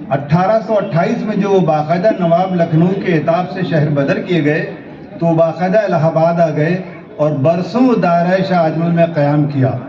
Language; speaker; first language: Urdu; native; Urdu